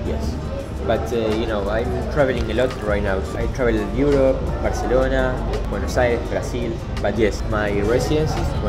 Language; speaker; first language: English; non-native, learner; Spanish